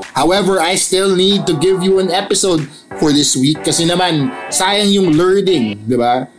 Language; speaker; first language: English; non-native, local second language; Filipino